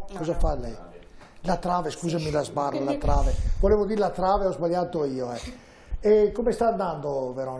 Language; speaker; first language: Italian; native; Italian